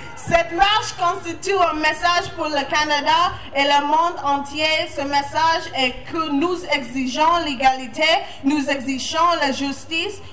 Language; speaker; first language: French; non-native, learner; English